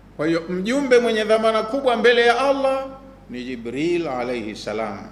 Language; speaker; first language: Swahili; native; Swahili